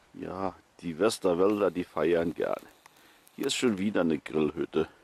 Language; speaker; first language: German; native; German